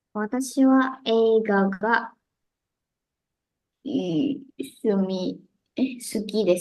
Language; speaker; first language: Japanese; non-native, learner; Indonesian